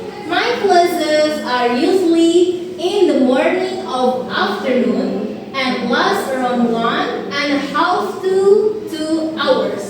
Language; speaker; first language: English; non-native, learner; Indonesian